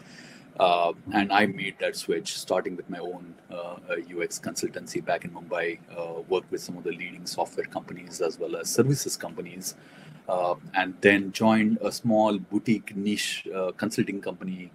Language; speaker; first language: English; non-native, local second language; Marathi